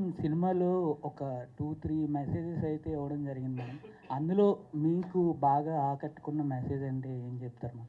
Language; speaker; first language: Telugu; native; Telugu